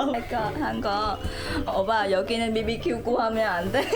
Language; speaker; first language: Korean; non-native, learner; Vietnamese